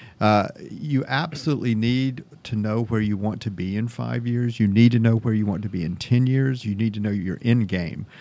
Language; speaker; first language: English; native; English